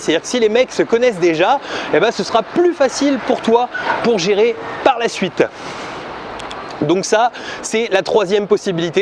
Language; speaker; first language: French; native; French